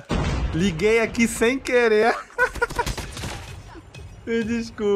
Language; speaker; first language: Portuguese; native; Portuguese